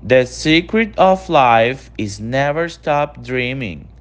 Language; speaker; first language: English; non-native, fluent; Portuguese